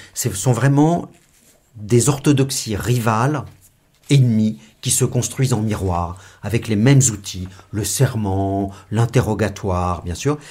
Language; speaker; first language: French; native; French